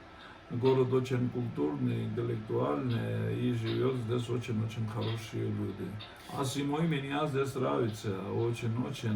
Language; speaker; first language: Russian; non-native, fluent; Georgian